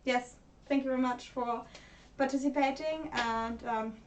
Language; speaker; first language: English; non-native, fluent; German